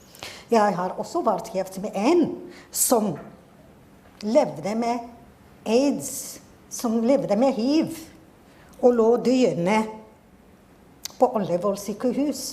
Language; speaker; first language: Norwegian; non-native, fluent; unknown